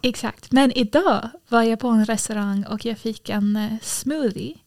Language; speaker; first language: Swedish; non-native, fluent; English